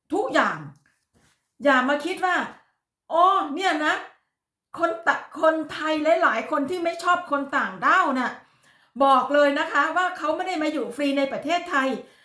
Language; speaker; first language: Thai; native; Thai